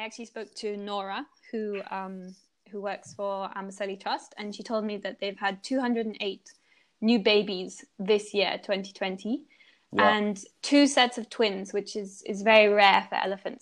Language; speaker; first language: English; native; English